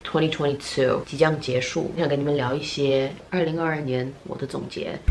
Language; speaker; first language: Chinese; early bilingual, heritage; Chinese